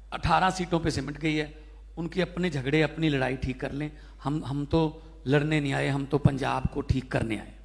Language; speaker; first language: Hindi; non-native, local second language; Punjabi